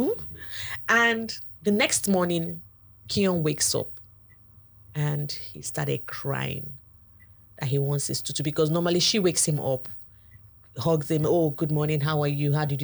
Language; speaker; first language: English; non-native, local second language; Igbo